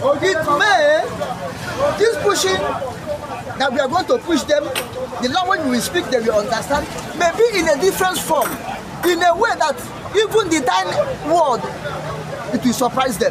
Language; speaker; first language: English; non-native, local second language; Igbo